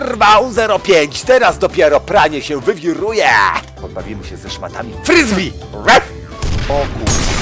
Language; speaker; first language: Polish; native; Polish